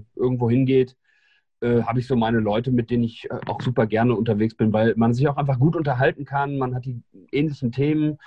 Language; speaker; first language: German; native; German